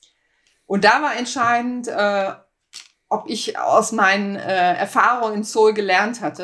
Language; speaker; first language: German; native; German